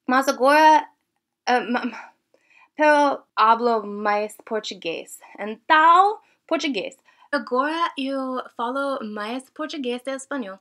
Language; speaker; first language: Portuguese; non-native, learner; English